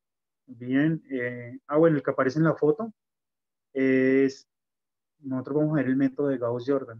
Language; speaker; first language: Spanish; native; Spanish